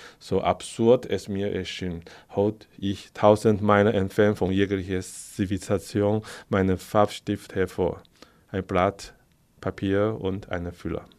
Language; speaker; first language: German; non-native, fluent; Chinese